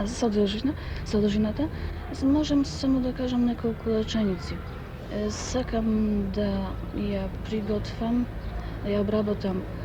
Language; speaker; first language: Macedonian; non-native, fluent; Polish